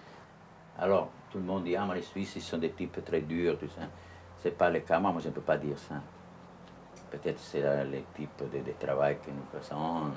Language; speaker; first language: French; non-native, learner; Italian